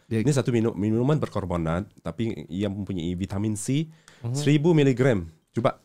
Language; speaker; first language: Malay; native; Malay